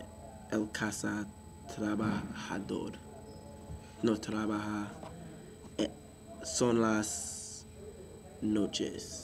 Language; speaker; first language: Spanish; non-native, learner; English